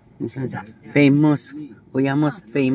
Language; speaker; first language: English; non-native, learner; Filipino